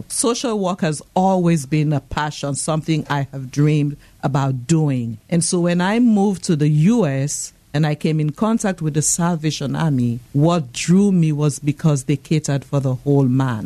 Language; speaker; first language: English; non-native, local second language; Krio